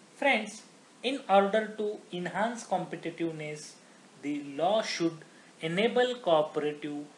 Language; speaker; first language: English; non-native, local second language; Marathi